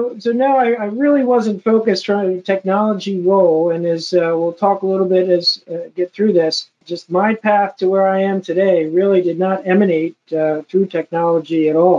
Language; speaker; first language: English; native; English